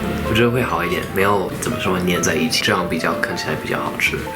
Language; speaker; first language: Chinese; non-native, fluent; English